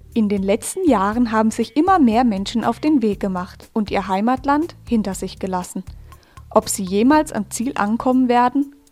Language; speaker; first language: German; native; German